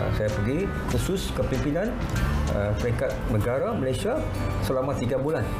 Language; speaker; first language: Malay; non-native, local second language; Tamil